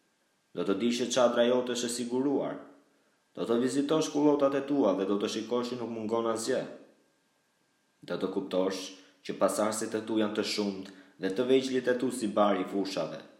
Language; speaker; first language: Albanian; native; Albanian